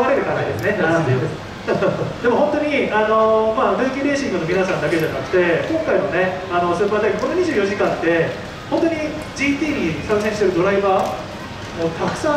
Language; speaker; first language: Japanese; native; Japanese